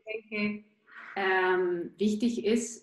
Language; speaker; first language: German; non-native, fluent; Spanish